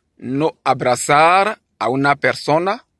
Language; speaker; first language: Spanish; non-native, learner; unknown